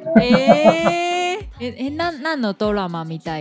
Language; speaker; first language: Japanese; non-native, fluent; Chinese